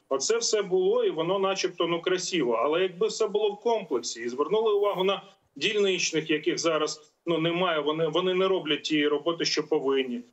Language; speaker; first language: Ukrainian; native; Ukrainian